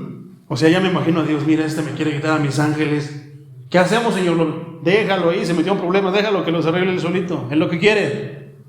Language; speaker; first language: Spanish; native; Spanish